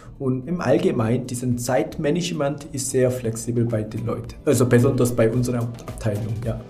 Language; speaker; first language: German; non-native, fluent; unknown